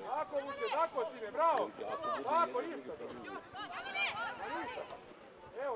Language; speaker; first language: Serbian; native; Serbian